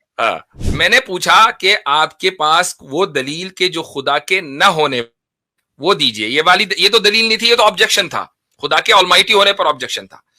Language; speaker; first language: Hindi; native; Hindi